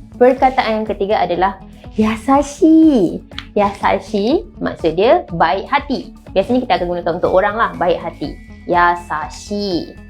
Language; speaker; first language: Malay; native; Malay